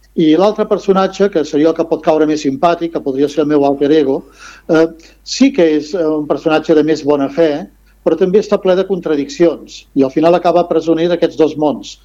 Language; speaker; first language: Catalan; non-native, local second language; Spanish